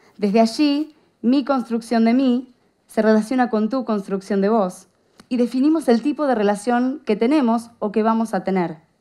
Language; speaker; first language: Spanish; native; Spanish